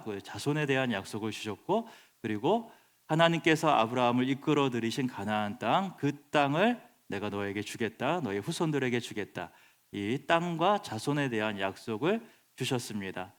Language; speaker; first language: Korean; native; Korean